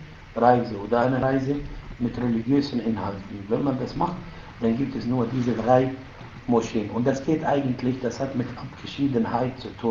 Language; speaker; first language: German; non-native, fluent; Arabic